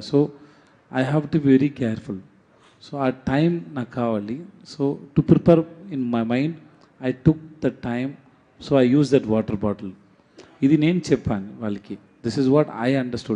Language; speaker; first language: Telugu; non-native, learner; Tamil